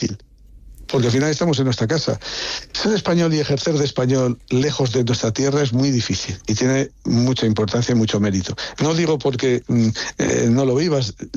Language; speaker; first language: Spanish; native; Spanish